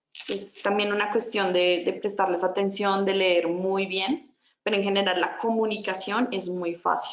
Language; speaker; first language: Spanish; native; Spanish